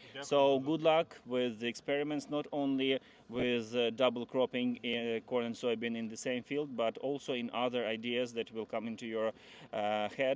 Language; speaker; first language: English; non-native, fluent; Ukrainian